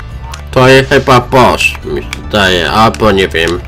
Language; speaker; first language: Polish; non-native, learner; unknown